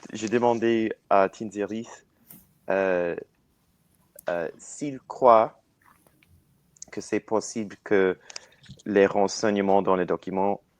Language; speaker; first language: French; non-native, learner; English